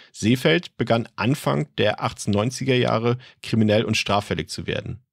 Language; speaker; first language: German; native; German